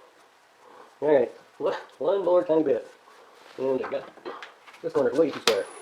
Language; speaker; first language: English; native; English